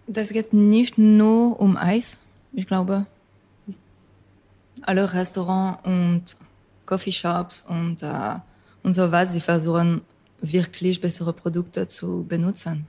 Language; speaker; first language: German; non-native, fluent; English